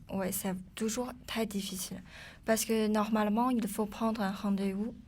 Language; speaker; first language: French; non-native, fluent; Chinese